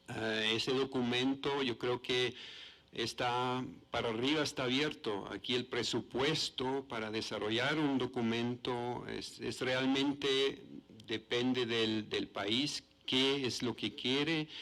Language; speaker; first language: Spanish; non-native, fluent; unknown